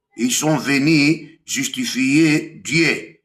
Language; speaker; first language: French; non-native, local second language; Swahili